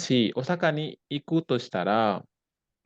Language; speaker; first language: Japanese; non-native, fluent; Indonesian